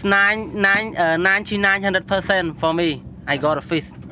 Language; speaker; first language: English; non-native, learner; Khmer